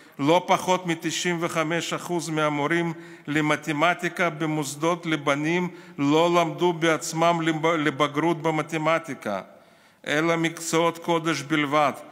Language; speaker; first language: Hebrew; non-native, fluent; Russian